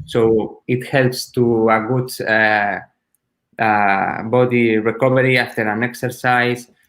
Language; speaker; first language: English; non-native, learner; Spanish